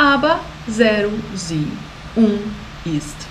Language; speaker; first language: German; non-native, fluent; Portuguese